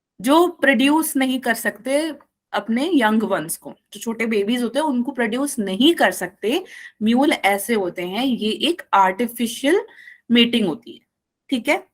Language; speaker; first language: Hindi; non-native, local second language; Malayalam